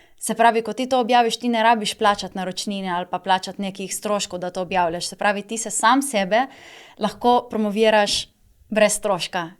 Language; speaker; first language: Slovenian; native; Slovenian